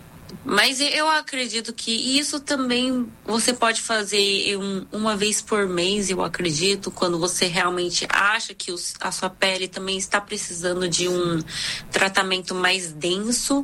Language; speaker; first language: Portuguese; early bilingual, other home language; Korean